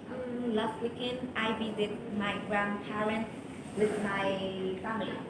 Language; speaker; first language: English; non-native, learner; Vietnamese